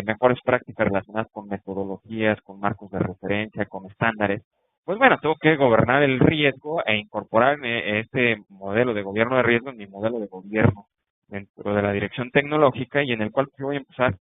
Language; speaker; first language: Spanish; native; Spanish